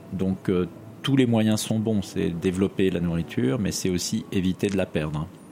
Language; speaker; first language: French; native; French